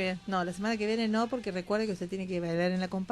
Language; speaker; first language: Spanish; native; Spanish